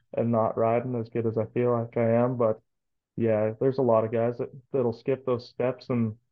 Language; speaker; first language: English; native; English